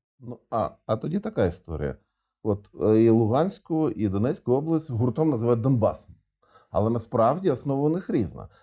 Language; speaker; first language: Ukrainian; non-native, local second language; Russian